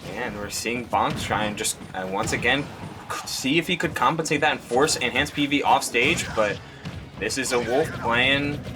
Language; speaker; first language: English; native; English